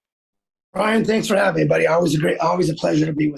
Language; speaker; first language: English; native; English